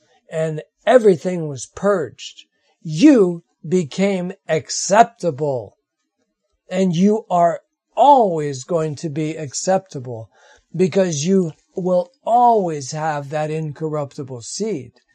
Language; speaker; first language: English; native; English